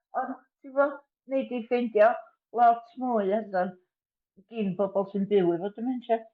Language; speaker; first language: Welsh; native; Welsh